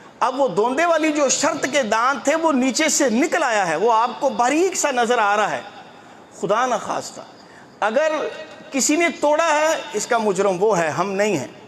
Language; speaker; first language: Urdu; non-native, local second language; Punjabi